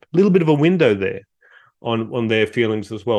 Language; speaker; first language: English; native; English